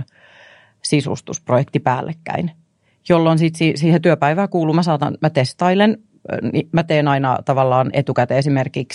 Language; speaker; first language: Finnish; native; Finnish